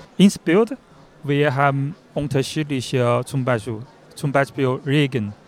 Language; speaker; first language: German; non-native, learner; Chinese